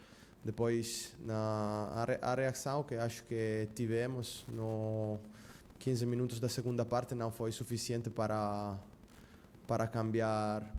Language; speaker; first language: Portuguese; non-native, fluent; Spanish